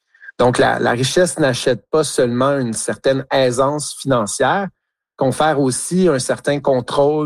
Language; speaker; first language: French; native; French